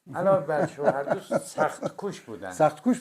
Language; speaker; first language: Persian; non-native, local second language; Azerbaijani